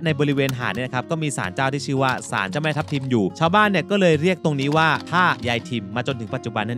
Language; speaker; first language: Thai; native; Thai